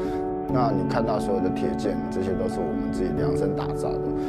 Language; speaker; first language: Chinese; native; Chinese